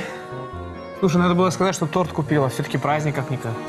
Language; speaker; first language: Russian; native; Russian